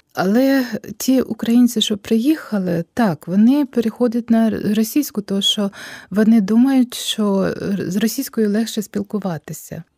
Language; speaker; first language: Ukrainian; early bilingual, heritage; Ukrainian